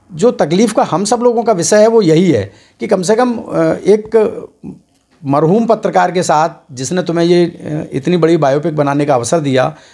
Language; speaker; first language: Hindi; native; Hindi